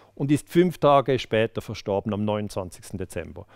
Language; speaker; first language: German; native; German